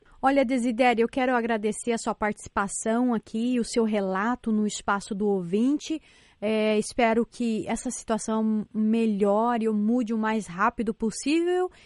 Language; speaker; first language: Portuguese; native; Portuguese